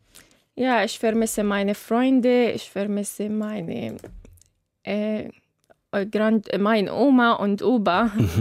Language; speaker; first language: German; non-native, learner; Arabic